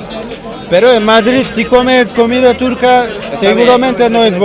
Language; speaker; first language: Spanish; non-native, learner; Turkish